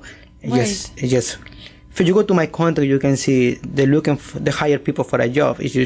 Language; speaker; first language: English; non-native, learner; Spanish